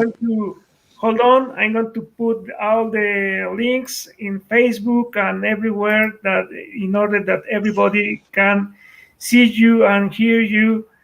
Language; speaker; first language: English; non-native, fluent; Spanish